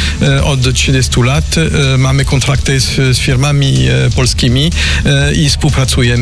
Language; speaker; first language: Polish; non-native, fluent; French